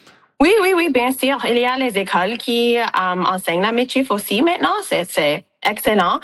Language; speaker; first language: French; non-native, local second language; English